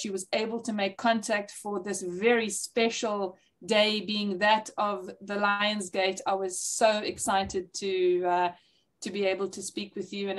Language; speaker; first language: English; native; English